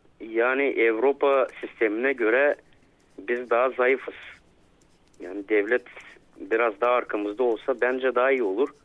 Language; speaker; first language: Turkish; native; Turkish